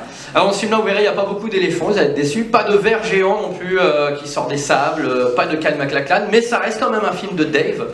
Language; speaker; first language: French; native; French